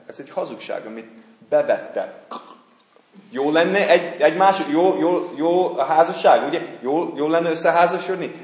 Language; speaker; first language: Hungarian; non-native, fluent; English